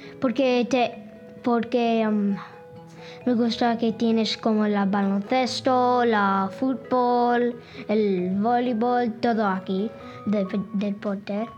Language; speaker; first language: Spanish; early bilingual, heritage; English